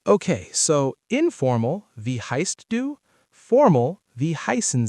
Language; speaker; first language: German; non-native, fluent; English